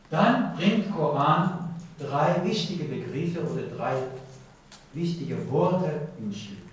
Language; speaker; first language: German; non-native, learner; Persian